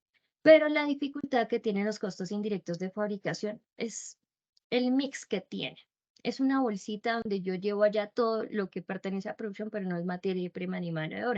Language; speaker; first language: Spanish; native; Spanish